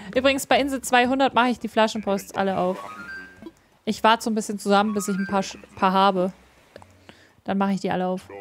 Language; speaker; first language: German; native; German